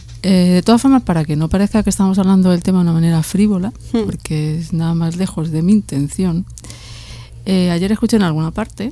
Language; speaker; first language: Spanish; native; Spanish